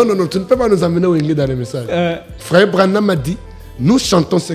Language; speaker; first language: French; non-native, local second language; Lingala